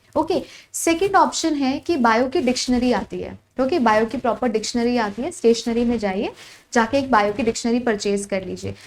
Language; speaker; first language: Hindi; native; Hindi